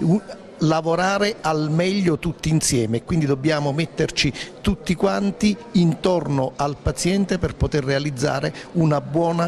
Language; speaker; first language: Italian; native; Italian